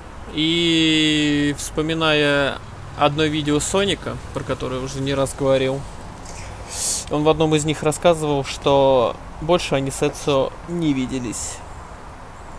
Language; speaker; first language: Russian; native; Russian